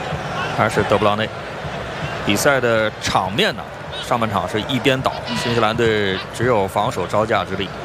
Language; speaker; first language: Chinese; native; Chinese